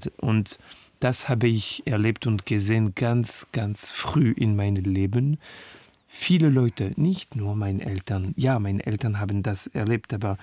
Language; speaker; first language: German; non-native, learner; French